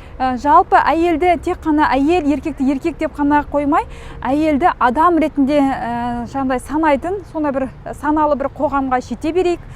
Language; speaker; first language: Kazakh; native; Kazakh